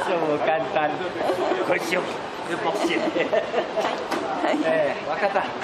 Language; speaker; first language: Japanese; non-native, learner; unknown